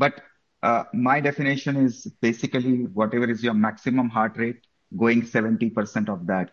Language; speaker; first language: English; non-native, local second language; Marathi